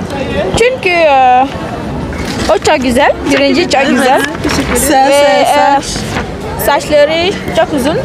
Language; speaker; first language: Turkish; non-native, learner; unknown